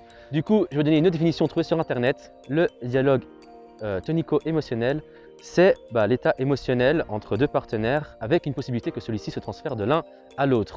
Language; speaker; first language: French; native; French